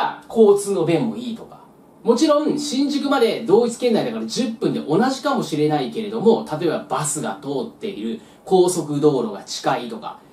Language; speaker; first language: Japanese; native; Japanese